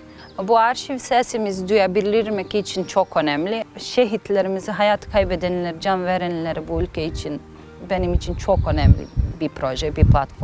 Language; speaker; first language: Turkish; non-native, learner; Bosnian